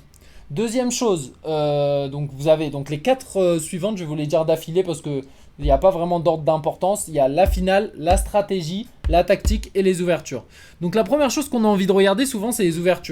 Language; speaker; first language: French; native; French